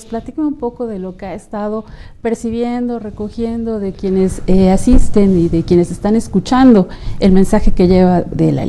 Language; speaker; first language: Spanish; native; Spanish